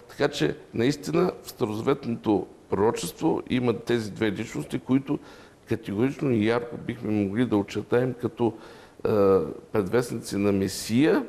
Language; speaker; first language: Bulgarian; native; Bulgarian